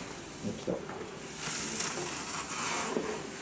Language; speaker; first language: Japanese; native; Japanese